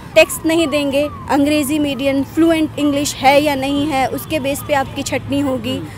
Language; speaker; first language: Hindi; native; Hindi